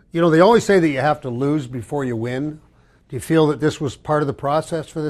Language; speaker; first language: English; native; English